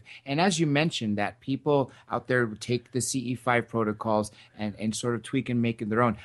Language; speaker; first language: English; native; English